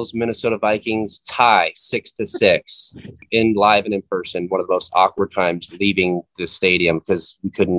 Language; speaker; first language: English; native; English